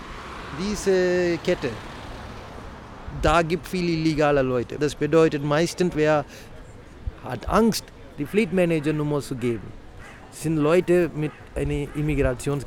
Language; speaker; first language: German; non-native, fluent; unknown